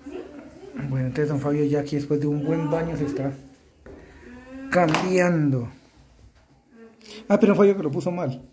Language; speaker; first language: Spanish; native; Spanish